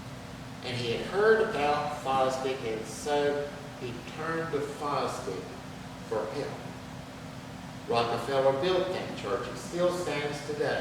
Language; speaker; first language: English; native; English